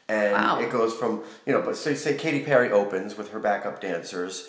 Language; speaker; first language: English; native; English